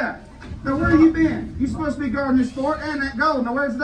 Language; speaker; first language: English; native; English